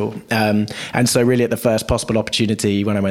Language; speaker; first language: English; native; English